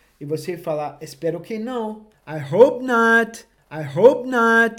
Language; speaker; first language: Portuguese; non-native, fluent; English